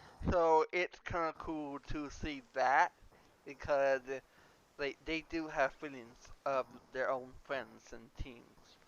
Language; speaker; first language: English; non-native, learner; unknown